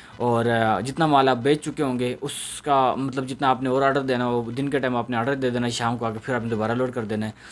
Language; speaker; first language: Urdu; non-native, local second language; Punjabi